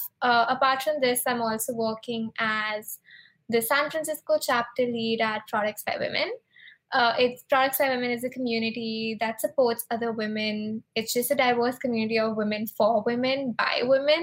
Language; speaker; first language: English; non-native, local second language; Hindi